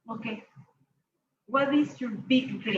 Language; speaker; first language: English; non-native, learner; Spanish